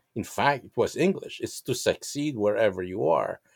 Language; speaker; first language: English; non-native, local second language; Filipino